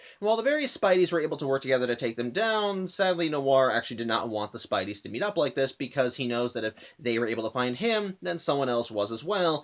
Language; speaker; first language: English; native; English